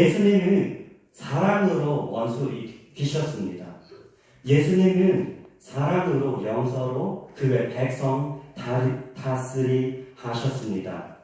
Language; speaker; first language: Korean; non-native, learner; Khmer